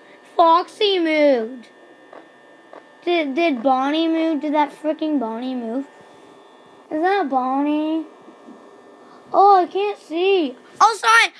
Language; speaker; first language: English; native; English